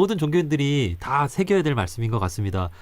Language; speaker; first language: Korean; native; Korean